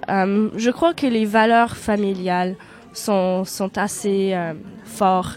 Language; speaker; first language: French; non-native, fluent; Polish